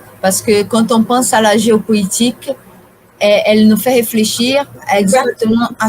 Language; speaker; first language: French; non-native, fluent; Portuguese